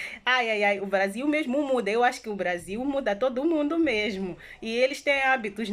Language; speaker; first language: Portuguese; non-native, local second language; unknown